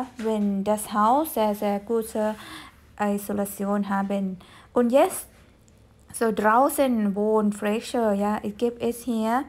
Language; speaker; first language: German; non-native, fluent; Thai